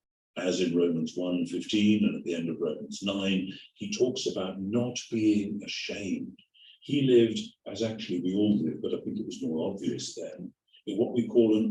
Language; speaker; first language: English; native; English